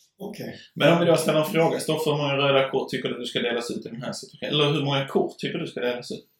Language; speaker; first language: Swedish; native; Swedish